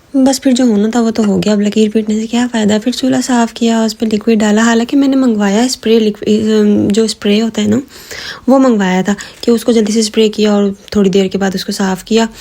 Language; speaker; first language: Urdu; native; Urdu